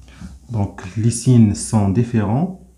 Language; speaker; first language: French; non-native, local second language; Arabic